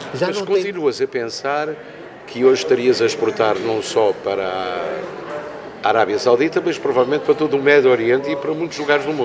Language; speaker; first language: Portuguese; native; Portuguese